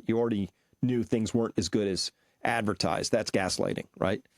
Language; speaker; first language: English; native; English